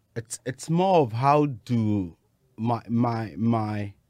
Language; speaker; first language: English; non-native, local second language; Yoruba